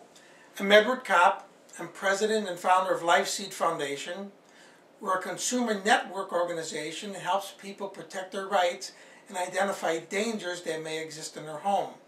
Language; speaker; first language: English; native; English